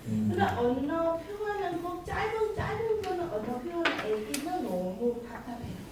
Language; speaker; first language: Korean; non-native, learner; Vietnamese